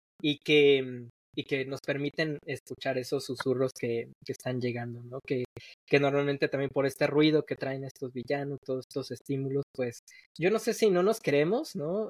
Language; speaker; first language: Spanish; native; Spanish